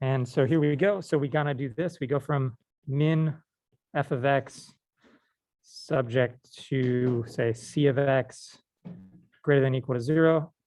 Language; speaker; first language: English; native; English